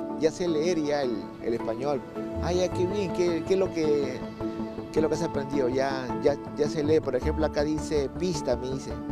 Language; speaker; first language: Spanish; native; Spanish